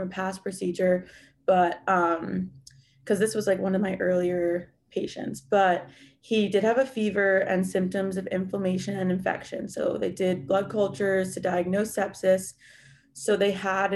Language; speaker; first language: English; native; English